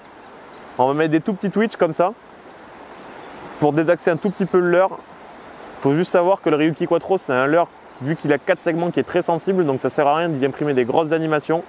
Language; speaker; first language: French; native; French